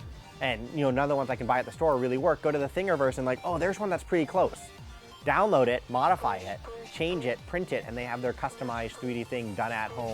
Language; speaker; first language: English; native; English